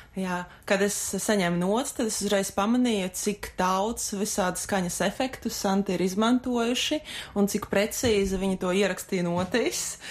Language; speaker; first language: Latvian; non-native, local second language; Russian